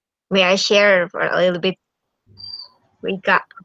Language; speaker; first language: English; non-native, fluent; Indonesian